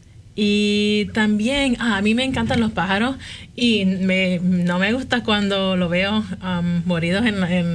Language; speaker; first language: Spanish; early bilingual, heritage; Spanish